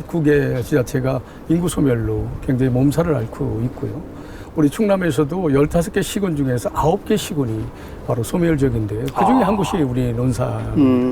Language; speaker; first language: Korean; native; Korean